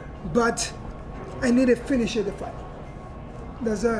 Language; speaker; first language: English; non-native, learner; Spanish